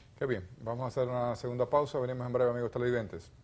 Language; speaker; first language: Spanish; native; Spanish